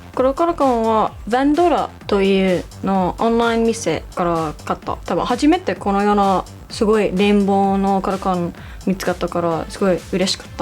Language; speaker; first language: Japanese; non-native, learner; English